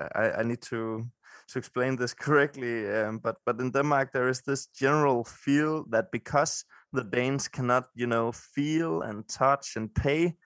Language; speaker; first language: English; non-native, fluent; Danish